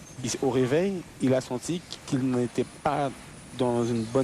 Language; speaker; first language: French; native; French